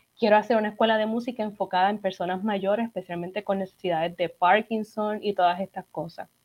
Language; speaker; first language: Spanish; native; Spanish